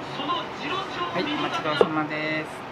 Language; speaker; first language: Japanese; native; Japanese